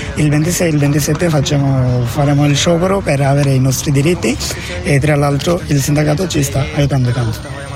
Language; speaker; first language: Italian; non-native, learner; Bangla